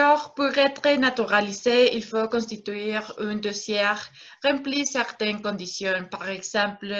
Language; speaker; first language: French; non-native, learner; Spanish